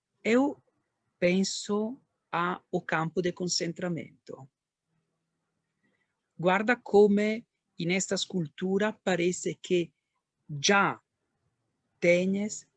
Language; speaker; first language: Portuguese; non-native, learner; Italian